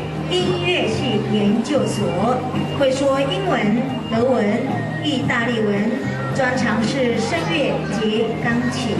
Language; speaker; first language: Chinese; native; Chinese